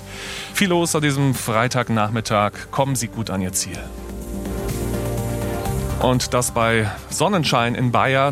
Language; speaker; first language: German; native; German